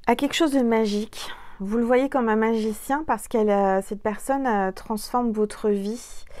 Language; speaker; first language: French; native; French